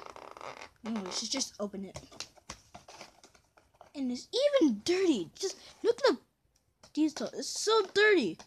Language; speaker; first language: English; native; English